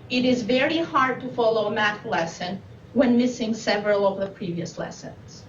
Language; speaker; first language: English; non-native, fluent; Albanian